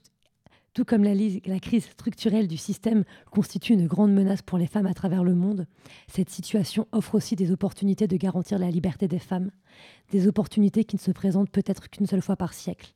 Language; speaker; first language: French; native; French